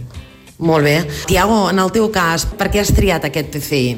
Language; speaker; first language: Catalan; native; Catalan